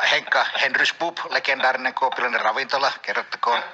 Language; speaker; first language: Finnish; native; Finnish